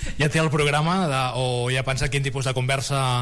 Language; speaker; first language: Catalan; native; Catalan